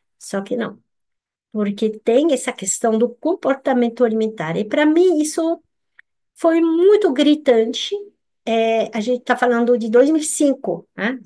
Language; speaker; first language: Portuguese; non-native, fluent; French